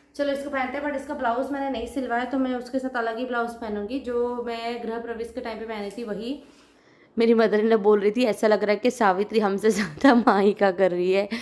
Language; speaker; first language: Hindi; non-native, local second language; Odia